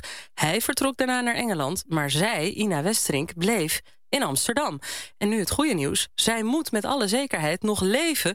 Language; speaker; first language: Dutch; native; Dutch